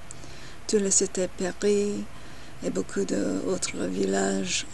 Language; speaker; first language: French; non-native, learner; English